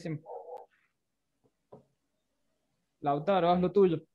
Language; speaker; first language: Spanish; native; Spanish